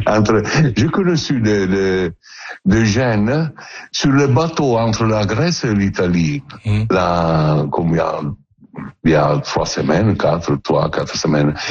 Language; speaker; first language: French; non-native, learner; Italian